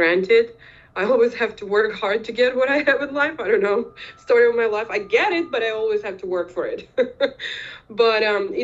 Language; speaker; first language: English; non-native, fluent; Ukrainian